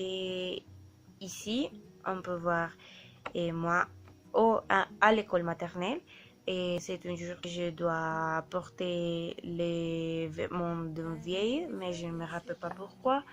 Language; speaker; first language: French; non-native, learner; Spanish